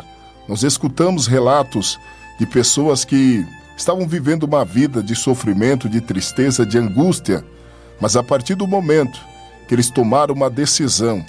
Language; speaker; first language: Portuguese; native; Portuguese